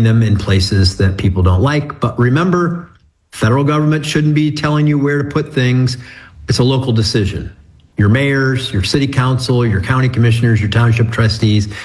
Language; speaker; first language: English; native; English